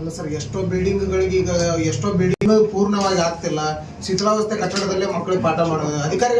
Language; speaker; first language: Kannada; native; Kannada